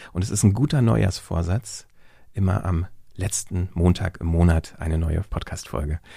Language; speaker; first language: German; native; German